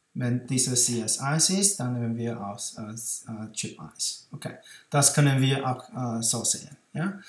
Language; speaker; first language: German; non-native, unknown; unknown